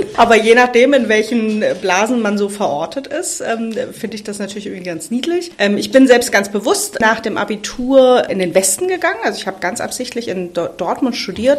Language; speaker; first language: German; native; German